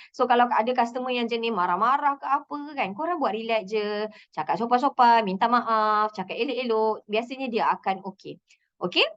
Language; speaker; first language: Malay; native; Malay